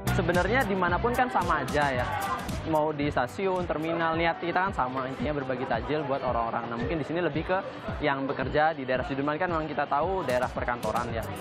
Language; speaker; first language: Indonesian; native; Indonesian